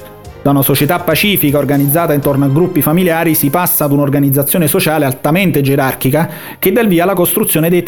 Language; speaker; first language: Italian; native; Italian